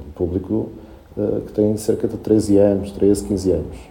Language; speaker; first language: Portuguese; early bilingual, other home language; Spanish